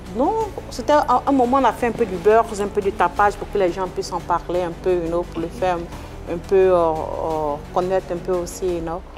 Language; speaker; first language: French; native; French